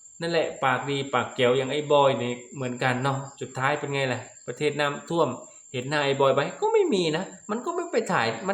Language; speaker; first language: Thai; non-native, local second language; Lao